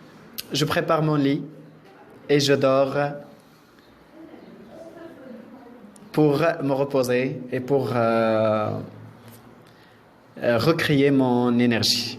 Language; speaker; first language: French; non-native, local second language; Arabic